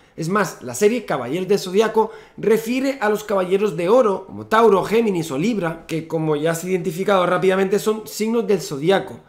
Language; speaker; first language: Spanish; native; Spanish